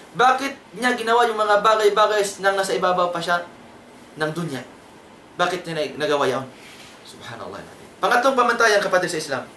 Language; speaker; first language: Filipino; non-native, local second language; Cebuano